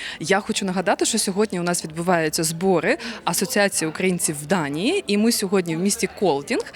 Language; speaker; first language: Ukrainian; native; Ukrainian